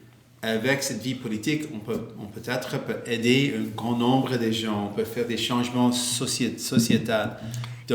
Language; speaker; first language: French; non-native, local second language; English